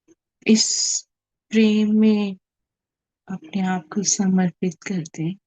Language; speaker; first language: Hindi; native; Hindi